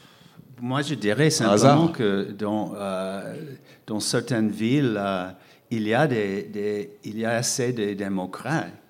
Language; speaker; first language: French; non-native, fluent; English